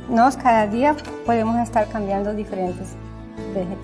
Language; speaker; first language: Portuguese; non-native, learner; Spanish